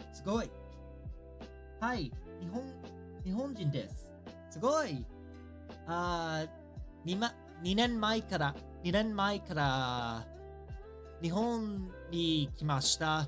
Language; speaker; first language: Japanese; non-native, learner; English